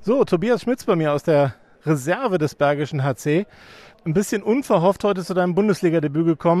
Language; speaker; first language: German; native; German